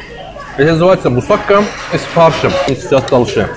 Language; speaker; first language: Russian; non-native, learner; Turkish